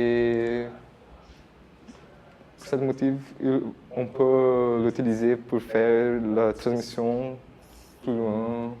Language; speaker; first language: French; non-native, learner; Portuguese